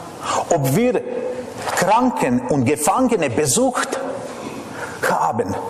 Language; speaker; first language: German; non-native, fluent; Serbian